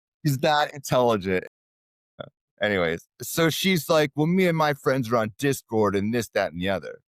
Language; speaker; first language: English; native; English